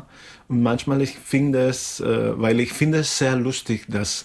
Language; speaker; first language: German; non-native, learner; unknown